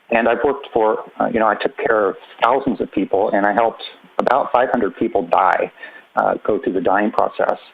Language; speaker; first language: English; native; English